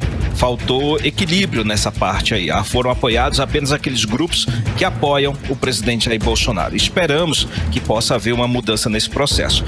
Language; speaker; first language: Portuguese; native; Portuguese